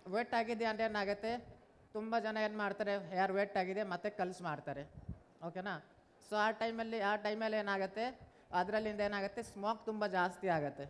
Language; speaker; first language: Kannada; non-native, learner; Bangla